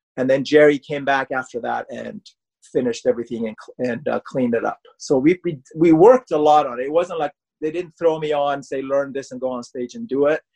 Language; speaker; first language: English; non-native, fluent; Persian